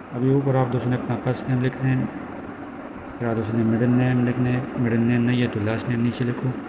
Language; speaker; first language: Urdu; non-native, local second language; Punjabi